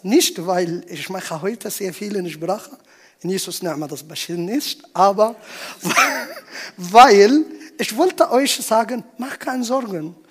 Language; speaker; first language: German; non-native, learner; Arabic